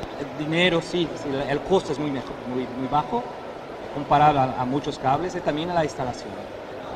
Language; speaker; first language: Spanish; non-native, fluent; Portuguese